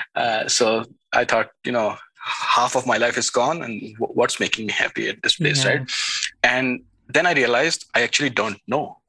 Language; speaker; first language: English; non-native, local second language; Hindi